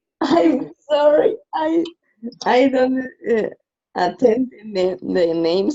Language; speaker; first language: English; non-native, learner; Spanish